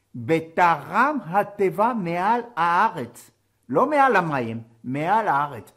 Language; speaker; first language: Hebrew; non-native, fluent; French